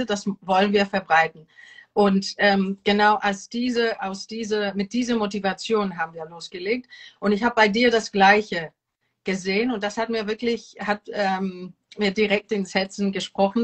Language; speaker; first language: German; non-native, fluent; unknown